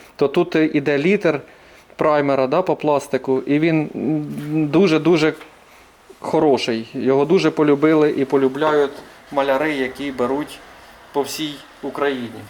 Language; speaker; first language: Ukrainian; non-native, local second language; Russian